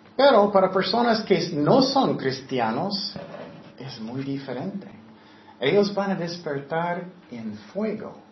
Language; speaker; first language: Spanish; non-native, fluent; English